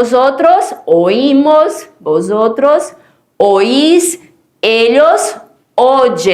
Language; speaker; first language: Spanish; non-native, fluent; Portuguese